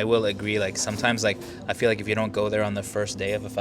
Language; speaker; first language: English; native; English